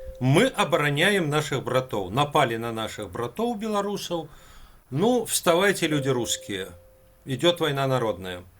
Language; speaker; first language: Belarusian; non-native, local second language; Russian